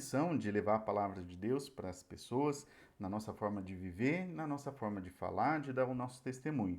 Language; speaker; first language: Portuguese; native; Portuguese